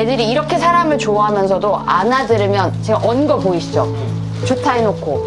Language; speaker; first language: Korean; native; Korean